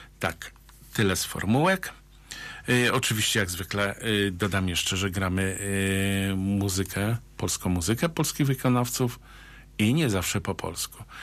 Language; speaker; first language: Polish; native; Polish